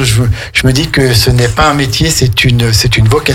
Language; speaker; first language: French; native; French